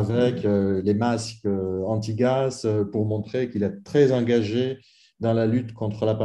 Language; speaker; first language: French; non-native, fluent; Italian